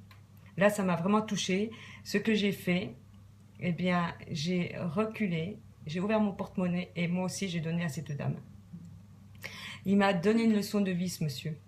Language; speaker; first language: French; native; French